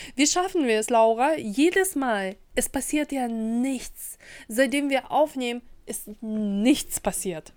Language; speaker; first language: German; early bilingual, other home language; Russian